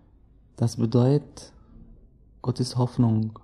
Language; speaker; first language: German; non-native, learner; Arabic